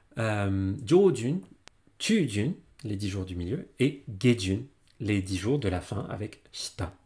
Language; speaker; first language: French; native; French